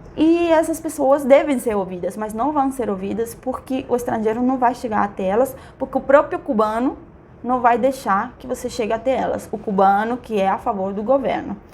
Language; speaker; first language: Portuguese; non-native, fluent; Spanish